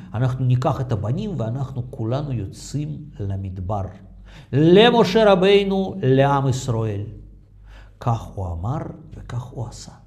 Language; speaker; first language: Hebrew; non-native, fluent; Russian